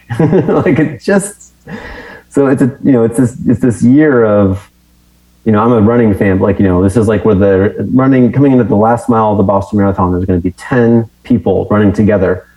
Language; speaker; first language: English; native; English